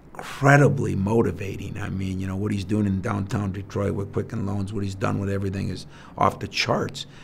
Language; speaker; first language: English; native; English